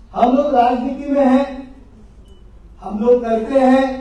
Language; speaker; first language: Hindi; non-native, local second language; Marathi